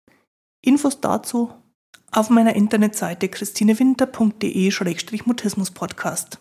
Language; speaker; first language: German; native; German